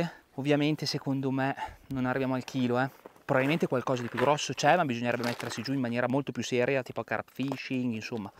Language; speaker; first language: Italian; native; Italian